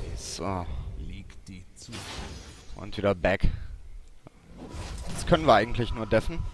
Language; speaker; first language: German; native; German